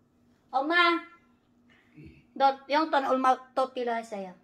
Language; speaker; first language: Korean; non-native, learner; Filipino